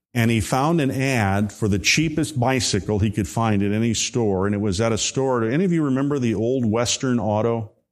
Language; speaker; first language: English; native; English